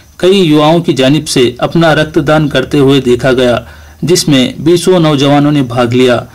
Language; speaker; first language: Hindi; non-native, local second language; Urdu